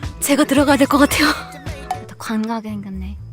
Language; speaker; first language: Korean; native; Korean